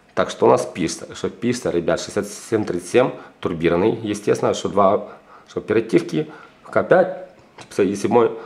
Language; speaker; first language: Russian; non-native, local second language; Ukrainian